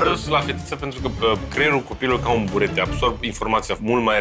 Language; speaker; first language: Romanian; native; Romanian